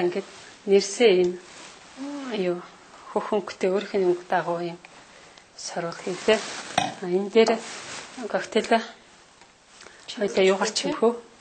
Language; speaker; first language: Mongolian; native; Mongolian